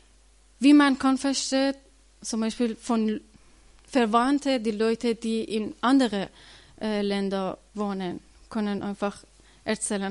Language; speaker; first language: German; non-native, learner; Persian